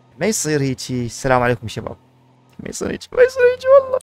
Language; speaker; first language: Arabic; native; Arabic